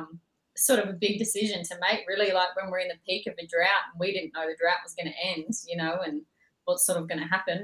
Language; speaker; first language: English; native; English